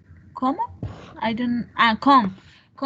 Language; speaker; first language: English; non-native, learner; Spanish